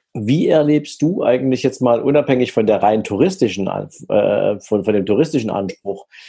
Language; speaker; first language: German; native; German